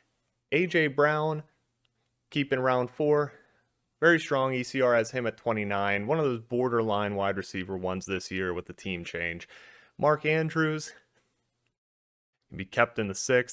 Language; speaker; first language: English; native; English